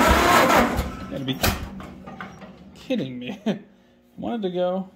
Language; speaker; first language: English; native; English